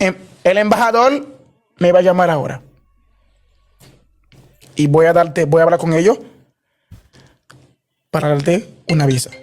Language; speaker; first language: Spanish; non-native, learner; Haitian Creole